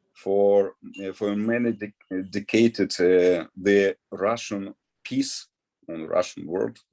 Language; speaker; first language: English; non-native, learner; Ukrainian